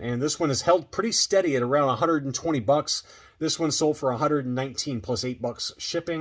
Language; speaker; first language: English; native; English